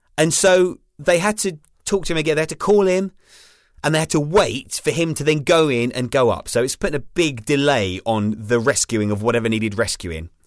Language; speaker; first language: English; native; English